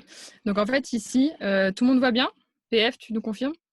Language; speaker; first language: French; native; French